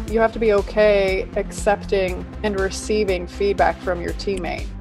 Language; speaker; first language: English; native; English